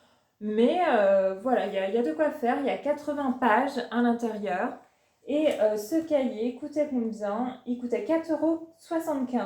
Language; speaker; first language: French; native; French